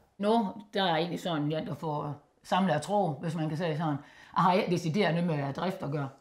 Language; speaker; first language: Danish; native; Danish